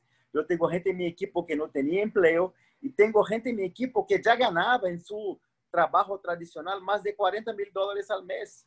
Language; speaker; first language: Spanish; non-native, fluent; Portuguese